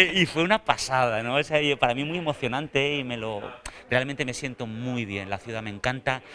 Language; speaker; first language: Spanish; native; Spanish